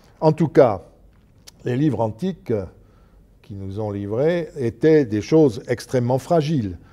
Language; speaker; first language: French; non-native, local second language; Luxembourgish